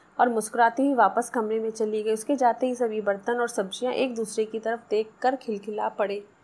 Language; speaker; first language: Hindi; non-native, local second language; Marathi